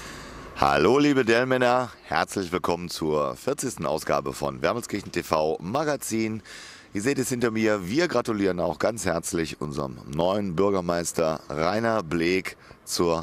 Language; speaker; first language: German; native; German